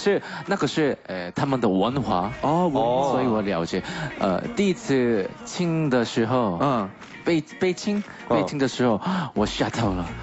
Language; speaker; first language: Chinese; non-native, learner; Korean